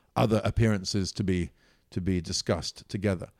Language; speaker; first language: English; non-native, fluent; Italian